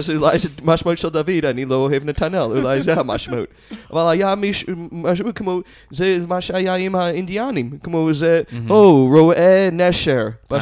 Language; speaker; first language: Hebrew; non-native, fluent; English